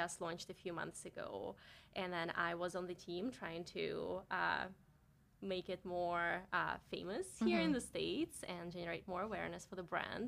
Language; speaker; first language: English; non-native, fluent; Russian